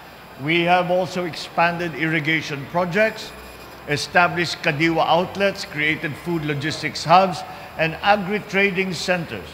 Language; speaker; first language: English; non-native, local second language; Filipino